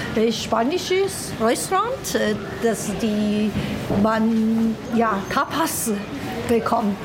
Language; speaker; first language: German; non-native, fluent; Chinese